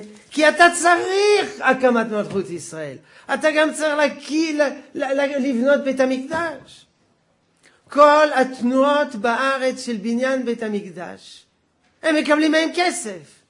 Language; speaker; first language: Hebrew; non-native, fluent; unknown